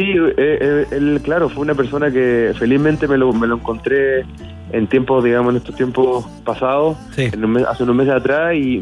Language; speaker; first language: Spanish; native; Spanish